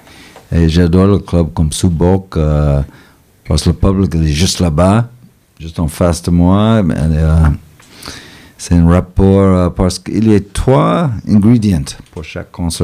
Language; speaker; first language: French; non-native, fluent; English